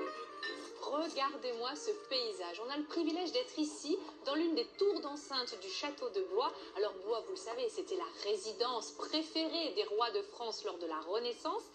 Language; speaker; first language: French; native; French